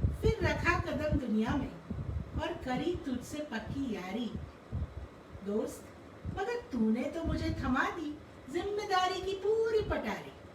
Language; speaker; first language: Hindi; non-native, local second language; Gujarati